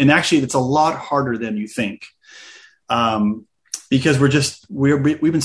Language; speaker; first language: English; native; English